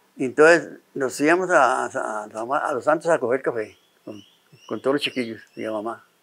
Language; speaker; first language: Spanish; native; Spanish